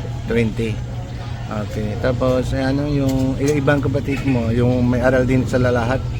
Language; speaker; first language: Filipino; non-native, local second language; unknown